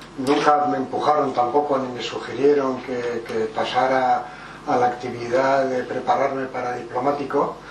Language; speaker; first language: Spanish; early bilingual, other home language; French